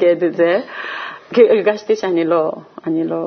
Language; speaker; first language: Hebrew; non-native, learner; Korean